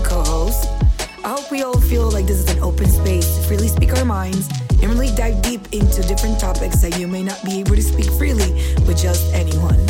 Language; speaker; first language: English; non-native, fluent; Spanish